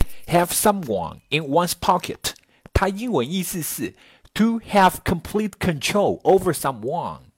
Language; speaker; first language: English; non-native, fluent; Chinese